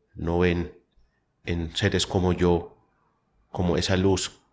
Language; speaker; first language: Spanish; native; Spanish